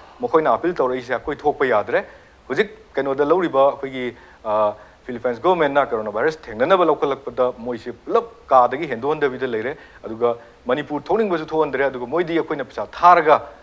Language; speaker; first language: Manipuri; native; Manipuri